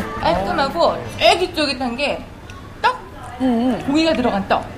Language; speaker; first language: Korean; native; Korean